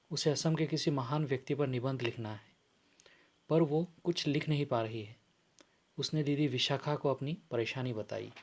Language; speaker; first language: Hindi; non-native, local second language; Assamese